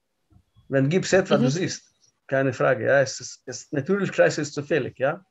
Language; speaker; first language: German; non-native, learner; Russian